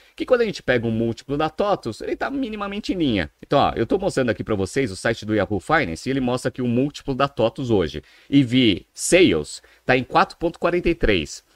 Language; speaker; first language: Portuguese; native; Portuguese